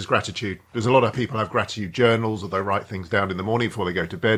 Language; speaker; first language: English; native; English